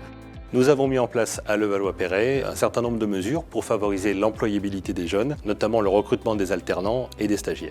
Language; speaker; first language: French; native; French